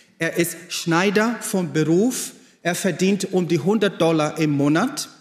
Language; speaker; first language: German; non-native, fluent; Portuguese